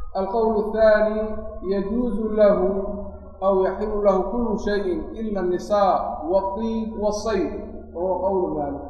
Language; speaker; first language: Arabic; non-native, local second language; Somali